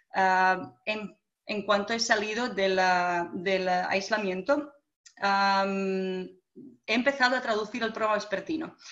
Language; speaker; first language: Spanish; non-native, fluent; Bosnian